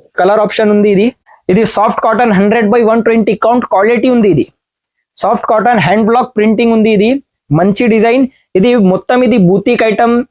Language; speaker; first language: Telugu; non-native, learner; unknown